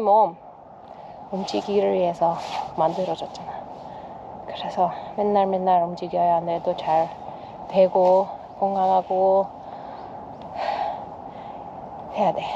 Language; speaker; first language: Korean; non-native, fluent; Russian